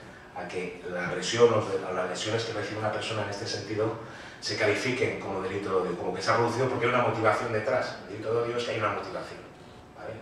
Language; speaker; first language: Spanish; native; Spanish